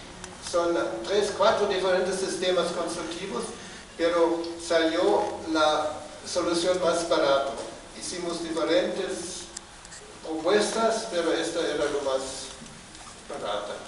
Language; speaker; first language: Spanish; non-native, fluent; German